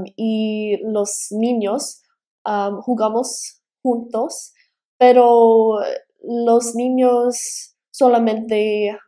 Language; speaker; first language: Spanish; early bilingual, heritage; Spanish